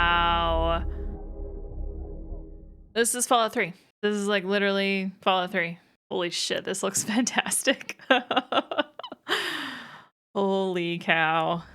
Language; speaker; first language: English; native; English